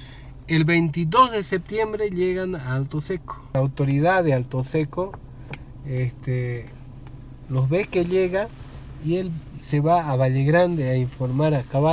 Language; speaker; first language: Spanish; native; Spanish